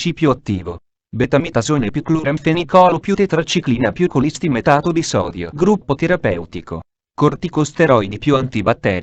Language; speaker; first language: Italian; native; Italian